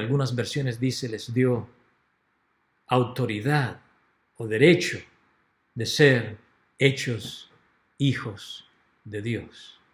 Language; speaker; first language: Spanish; native; Spanish